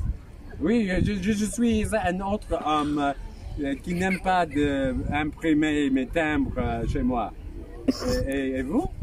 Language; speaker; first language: French; non-native, learner; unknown